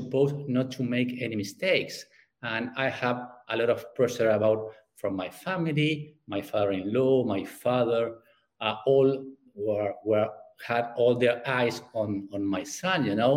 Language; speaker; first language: English; non-native, fluent; Spanish